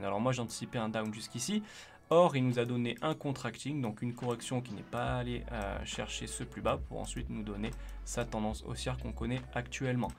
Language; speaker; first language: French; native; French